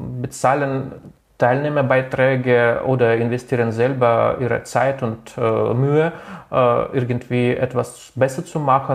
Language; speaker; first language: German; non-native, local second language; Russian